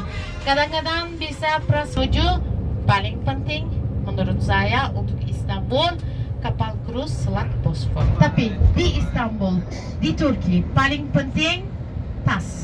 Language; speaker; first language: Indonesian; non-native, fluent; Turkish